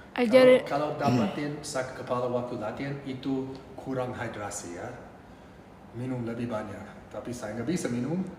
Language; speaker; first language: Indonesian; non-native, fluent; English